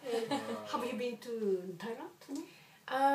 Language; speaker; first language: English; non-native, learner; Japanese